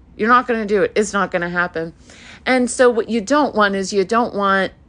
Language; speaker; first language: English; early bilingual, other home language; Hebrew